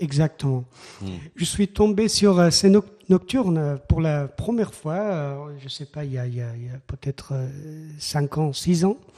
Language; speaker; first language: French; non-native, fluent; Persian